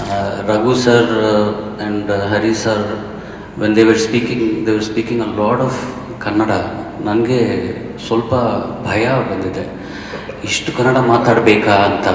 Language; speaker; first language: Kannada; non-native, learner; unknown